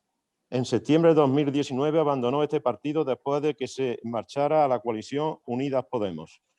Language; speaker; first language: Spanish; native; Spanish